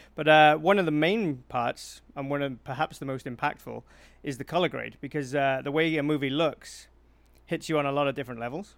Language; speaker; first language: English; native; English